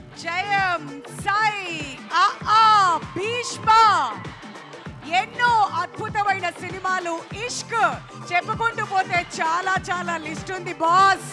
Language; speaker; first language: Telugu; native; Telugu